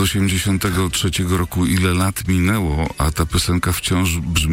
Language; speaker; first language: Polish; native; Polish